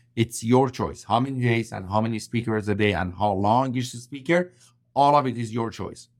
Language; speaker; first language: English; non-native, fluent; Persian